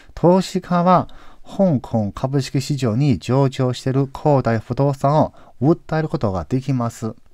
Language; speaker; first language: Japanese; non-native, fluent; Chinese